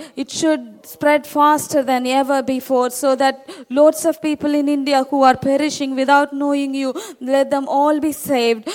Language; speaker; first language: English; non-native, local second language; Tamil